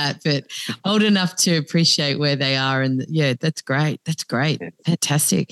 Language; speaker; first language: English; native; English